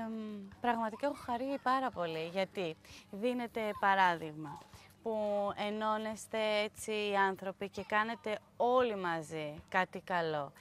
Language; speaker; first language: Greek; native; Greek